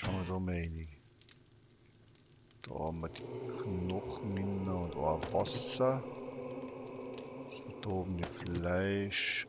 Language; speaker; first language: German; native; German